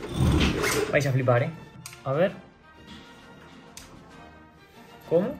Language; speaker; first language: Spanish; native; Spanish